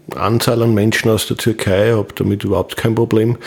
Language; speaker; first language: German; native; German